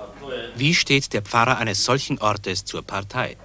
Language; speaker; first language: German; native; German